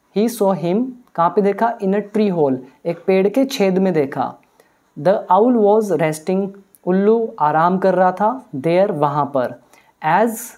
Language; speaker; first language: Hindi; native; Hindi